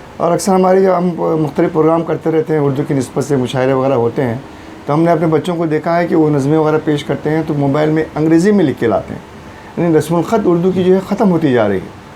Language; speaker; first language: Urdu; non-native, local second language; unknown